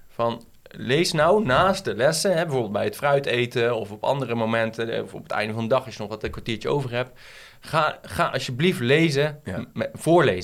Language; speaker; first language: Dutch; native; Dutch